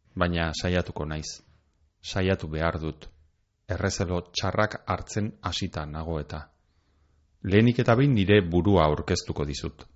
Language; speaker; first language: Basque; native; Basque